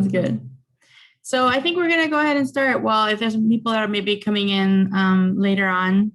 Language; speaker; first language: English; native; English